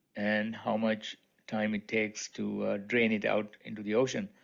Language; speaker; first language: English; non-native, local second language; Sinhala